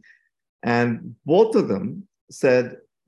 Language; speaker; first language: English; non-native, local second language; Tamil